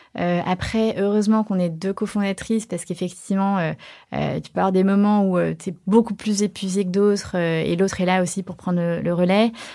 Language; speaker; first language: French; early bilingual, other home language; Chinese